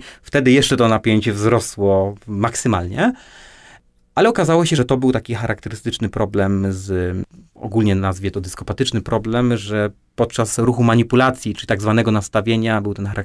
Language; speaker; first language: Polish; native; Polish